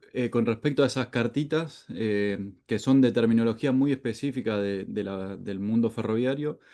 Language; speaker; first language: Spanish; native; Spanish